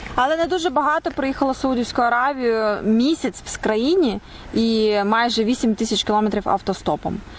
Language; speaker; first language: Ukrainian; non-native, local second language; Russian